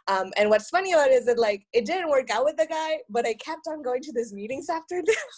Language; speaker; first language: English; non-native, fluent; Spanish